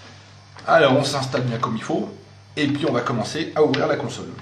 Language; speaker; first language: French; native; French